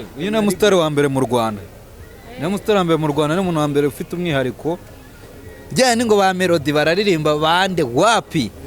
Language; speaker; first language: Kinyarwanda; native; Kinyarwanda